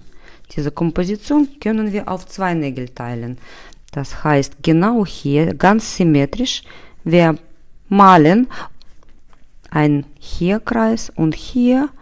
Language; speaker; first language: German; non-native, learner; Russian